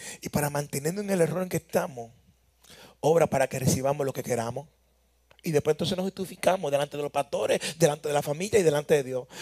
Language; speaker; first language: Spanish; native; Spanish